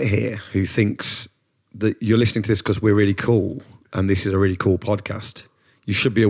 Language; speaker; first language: English; native; English